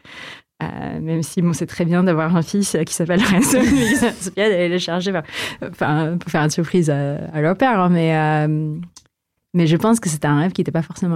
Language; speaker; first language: French; non-native, fluent; Filipino